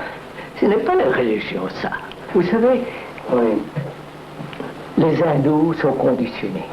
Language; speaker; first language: French; non-native, learner; Telugu